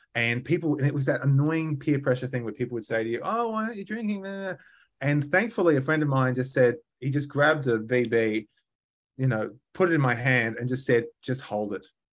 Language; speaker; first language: English; native; English